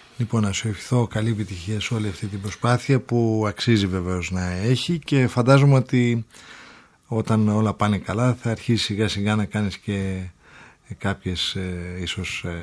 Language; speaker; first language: Greek; native; Greek